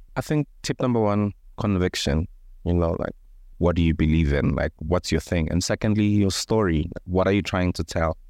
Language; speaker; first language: English; non-native, local second language; Venda